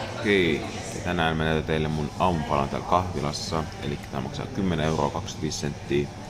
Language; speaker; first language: Finnish; early bilingual, other home language; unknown